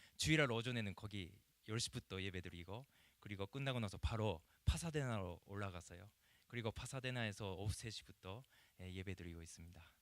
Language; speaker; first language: Korean; non-native, fluent; Japanese